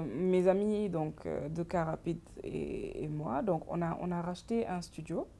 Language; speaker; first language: French; non-native, local second language; Wolof